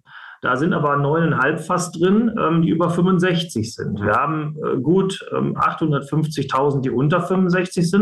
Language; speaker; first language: German; native; German